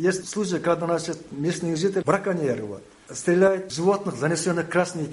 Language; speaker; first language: Russian; non-native, local second language; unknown